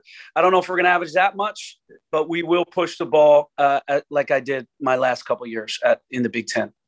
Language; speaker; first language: English; native; English